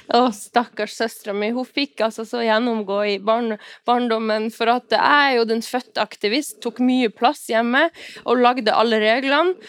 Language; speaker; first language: Norwegian; non-native, local second language; Northern Sami